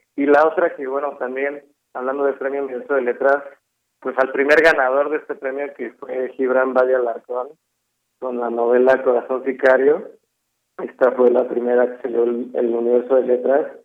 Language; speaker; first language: Spanish; native; Spanish